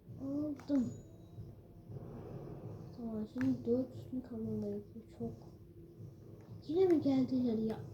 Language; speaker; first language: Turkish; early bilingual, heritage; Turkish